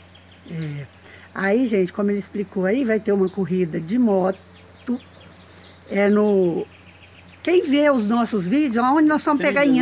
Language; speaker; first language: Portuguese; native; Portuguese